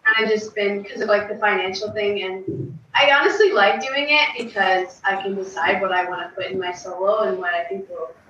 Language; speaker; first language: English; native; English